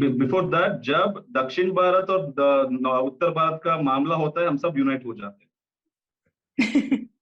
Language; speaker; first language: Hindi; non-native, local second language; Kannada